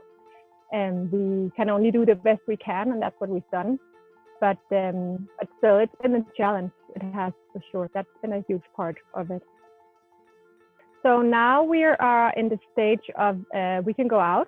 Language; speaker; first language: English; non-native, fluent; Danish